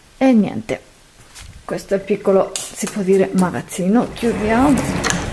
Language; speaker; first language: Italian; non-native, fluent; Spanish